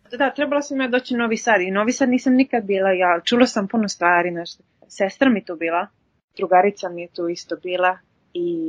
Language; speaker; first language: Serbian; early bilingual, heritage; Serbian